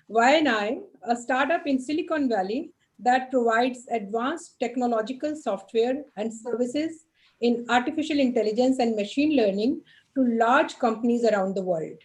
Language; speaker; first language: English; non-native, local second language; Hindi